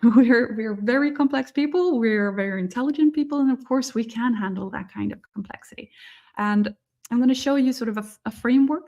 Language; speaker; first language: English; non-native, fluent; Swedish